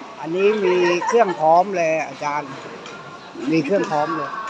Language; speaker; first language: Thai; native; Thai